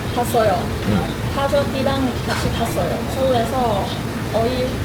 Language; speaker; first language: Korean; non-native, learner; Chinese